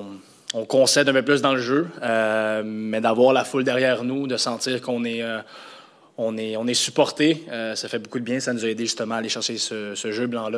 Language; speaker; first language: French; native; French